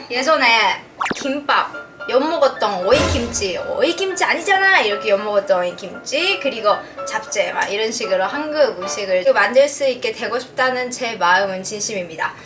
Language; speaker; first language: Korean; non-native, fluent; Japanese